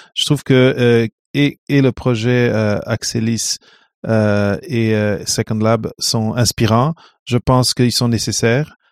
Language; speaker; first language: French; native; French